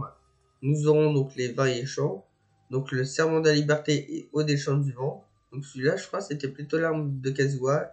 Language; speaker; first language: French; native; French